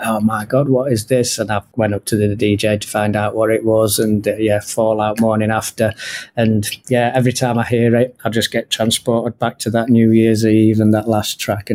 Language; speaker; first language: English; native; English